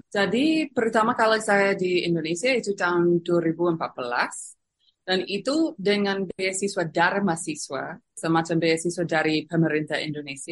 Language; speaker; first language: Indonesian; non-native, fluent; English